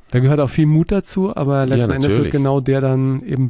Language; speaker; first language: German; native; German